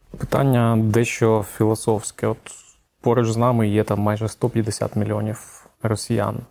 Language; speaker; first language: Ukrainian; native; Ukrainian